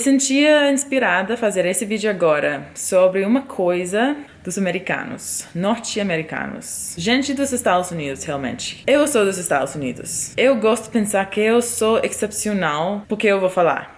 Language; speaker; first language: Portuguese; non-native, fluent; English